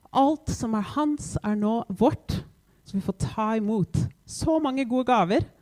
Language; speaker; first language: Norwegian; non-native, fluent; English